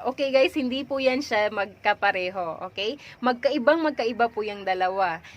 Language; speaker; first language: Filipino; native; Filipino